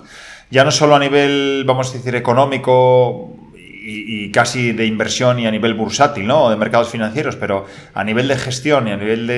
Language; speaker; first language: Spanish; native; Spanish